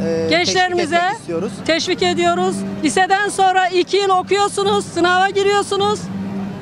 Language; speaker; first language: Turkish; native; Turkish